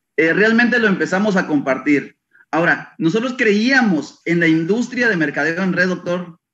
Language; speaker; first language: Spanish; native; Spanish